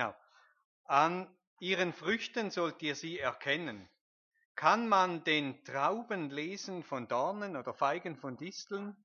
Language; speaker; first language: German; native; German